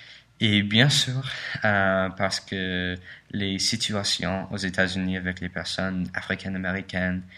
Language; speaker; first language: French; non-native, learner; English